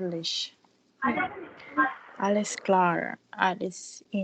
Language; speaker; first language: German; non-native, learner; Filipino